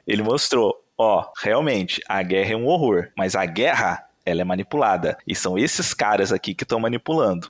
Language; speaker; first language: Portuguese; native; Portuguese